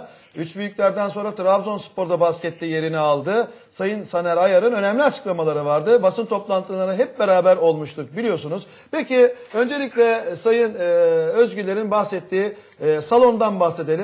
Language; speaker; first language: Turkish; native; Turkish